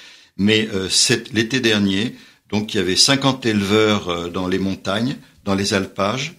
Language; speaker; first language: French; native; French